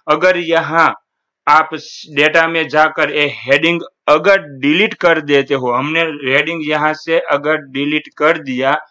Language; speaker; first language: Hindi; non-native, local second language; Gujarati